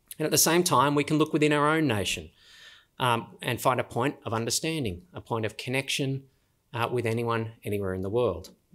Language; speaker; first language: English; native; English